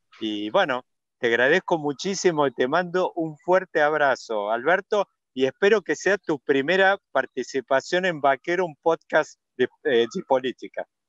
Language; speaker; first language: Spanish; native; Spanish